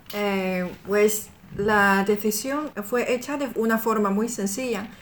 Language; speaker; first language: Spanish; non-native, fluent; Chinese